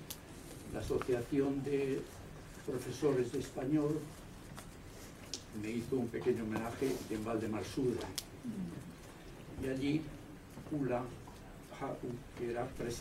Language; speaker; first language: Spanish; native; Spanish